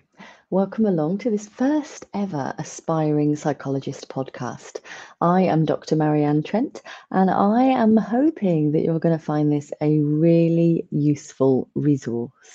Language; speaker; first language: English; native; English